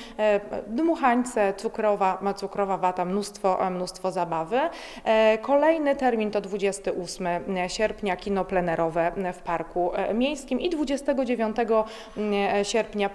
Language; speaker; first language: Polish; native; Polish